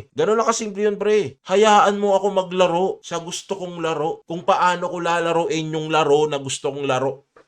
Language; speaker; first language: Filipino; native; Filipino